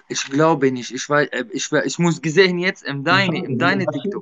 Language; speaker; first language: German; non-native, learner; Arabic